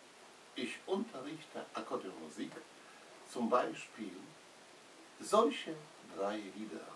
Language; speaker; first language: German; non-native, learner; Polish